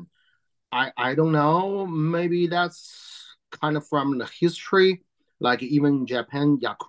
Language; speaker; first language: English; non-native, learner; Chinese